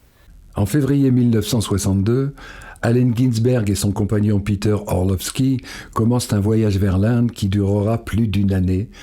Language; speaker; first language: French; native; French